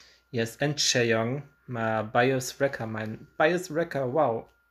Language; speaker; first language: English; non-native, learner; German